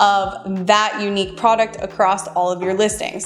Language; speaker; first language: English; native; English